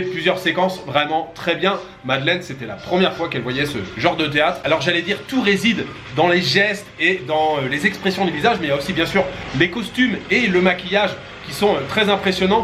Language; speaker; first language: French; native; French